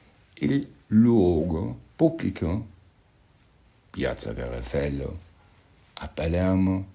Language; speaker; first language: Italian; non-native, fluent; German